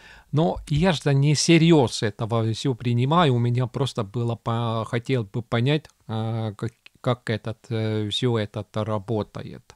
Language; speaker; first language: Russian; non-native, local second language; Estonian